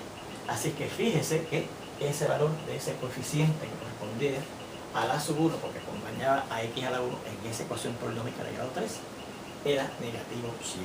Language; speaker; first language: Spanish; native; Spanish